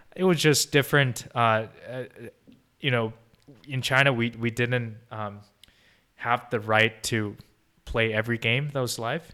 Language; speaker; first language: English; non-native, fluent; Chinese